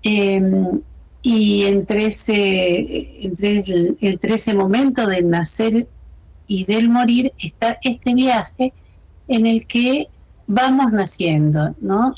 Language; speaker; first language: Spanish; native; Spanish